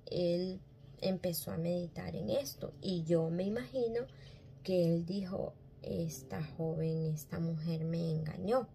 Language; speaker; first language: Spanish; native; Spanish